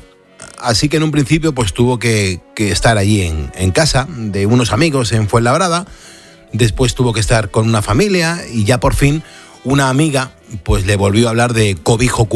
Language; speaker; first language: Spanish; native; Spanish